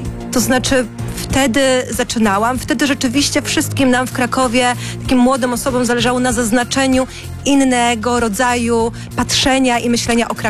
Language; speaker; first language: Polish; native; Polish